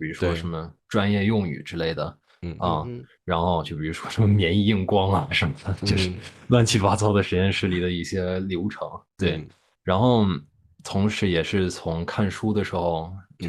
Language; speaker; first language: Chinese; non-native, fluent; English